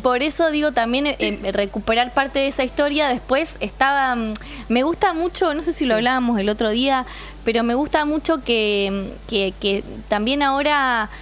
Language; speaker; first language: Spanish; native; Spanish